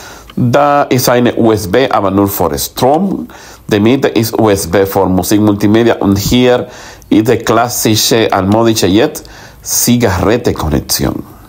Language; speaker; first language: German; non-native, learner; Spanish